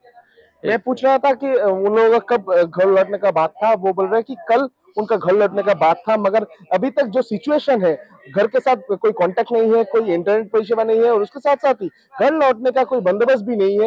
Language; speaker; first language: Hindi; non-native, local second language; Bangla